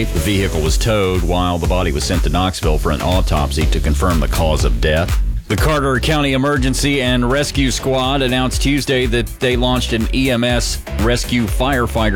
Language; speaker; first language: English; native; English